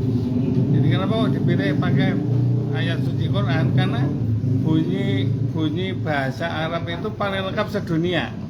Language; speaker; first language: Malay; non-native, local second language; Javanese